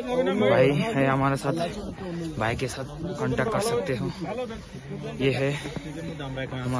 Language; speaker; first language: Hindi; non-native, learner; Bangla